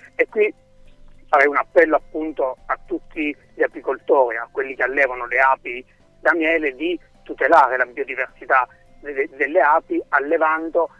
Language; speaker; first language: Italian; native; Italian